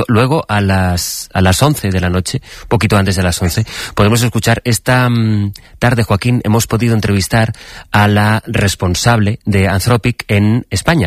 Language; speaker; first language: Spanish; native; Spanish